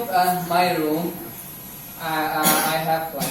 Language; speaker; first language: English; non-native, learner; Indonesian